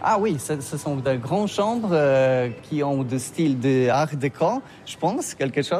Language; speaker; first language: French; non-native, learner; Polish